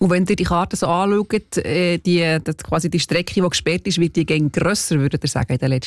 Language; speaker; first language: German; native; German